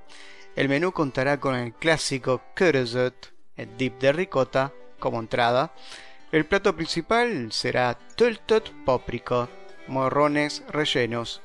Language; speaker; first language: Spanish; native; Spanish